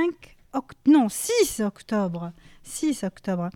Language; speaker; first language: French; native; French